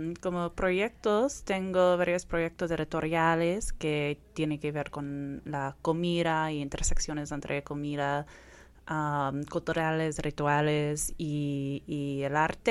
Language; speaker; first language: Spanish; non-native, fluent; English